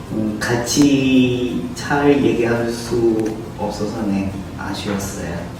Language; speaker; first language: Korean; non-native, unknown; Vietnamese